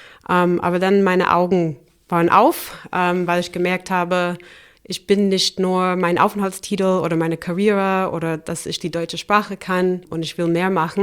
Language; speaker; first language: German; non-native, fluent; English